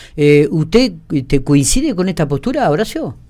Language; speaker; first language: Spanish; native; Spanish